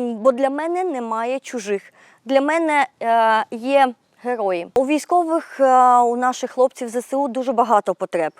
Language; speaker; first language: Ukrainian; native; Ukrainian